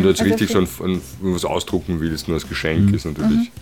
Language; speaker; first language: German; native; German